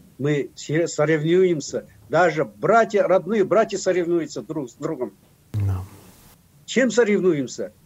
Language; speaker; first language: Russian; non-native, local second language; Kazakh